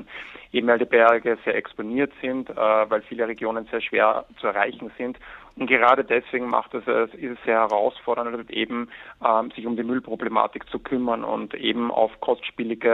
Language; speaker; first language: German; native; German